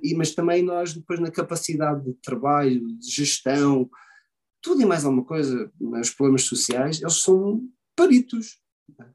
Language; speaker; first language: Portuguese; early bilingual, heritage; Portuguese